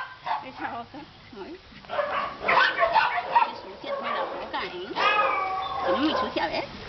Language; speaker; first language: Spanish; native; Spanish